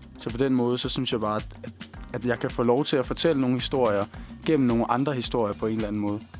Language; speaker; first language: Danish; native; Danish